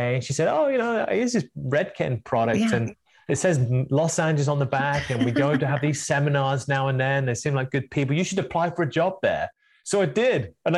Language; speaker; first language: English; native; English